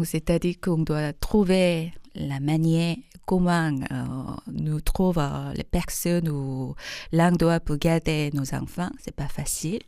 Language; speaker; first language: French; non-native, fluent; Korean